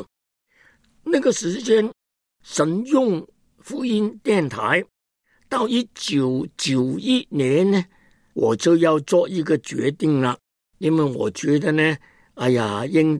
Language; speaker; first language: Chinese; non-native, local second language; Cantonese